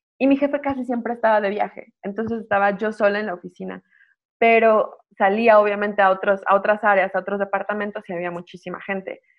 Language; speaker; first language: Spanish; native; Spanish